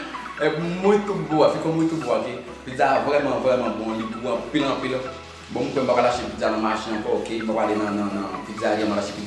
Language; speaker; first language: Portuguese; non-native, learner; Haitian Creole